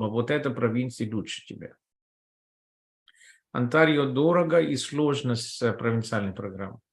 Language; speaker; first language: Russian; non-native, fluent; Telugu